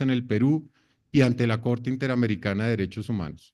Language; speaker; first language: Spanish; native; Spanish